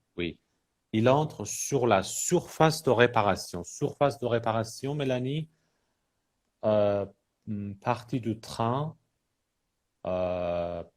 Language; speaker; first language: French; non-native, fluent; Persian